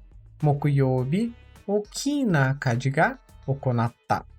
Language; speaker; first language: Japanese; non-native, learner; Portuguese